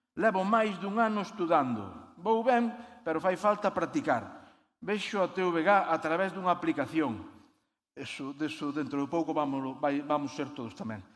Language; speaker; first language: Galician; native; Galician